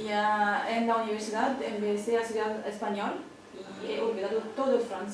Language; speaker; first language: Spanish; non-native, fluent; Arabic